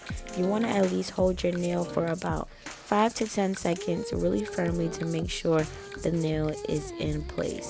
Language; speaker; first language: English; native; English